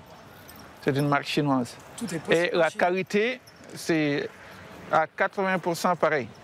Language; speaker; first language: French; non-native, local second language; Wolof